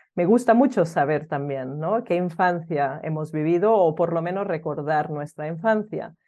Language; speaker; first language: Spanish; early bilingual, other home language; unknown